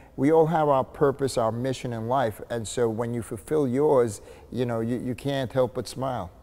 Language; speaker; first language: English; native; English